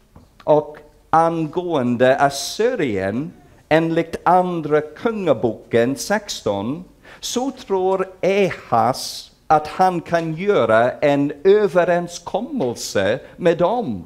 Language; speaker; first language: Swedish; non-native, fluent; English